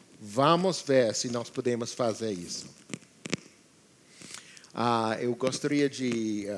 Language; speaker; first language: Portuguese; non-native, learner; English